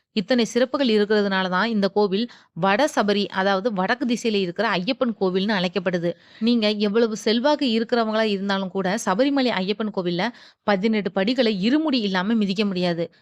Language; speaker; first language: Tamil; native; Tamil